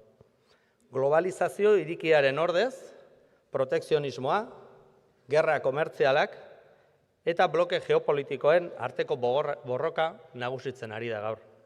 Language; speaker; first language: Basque; native; Basque